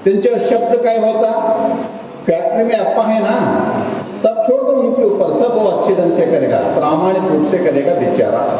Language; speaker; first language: Hindi; non-native, local second language; Marathi